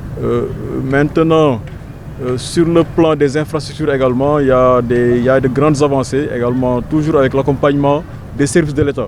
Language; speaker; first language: French; non-native, local second language; Wolof